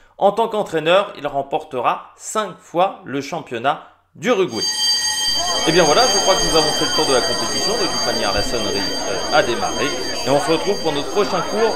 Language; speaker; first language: French; native; French